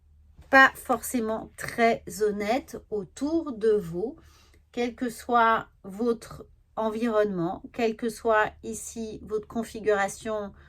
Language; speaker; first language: French; native; French